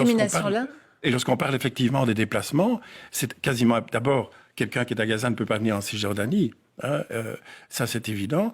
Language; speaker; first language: French; native; French